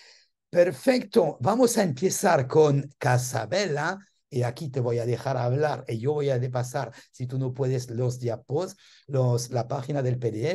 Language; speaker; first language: Spanish; non-native, learner; French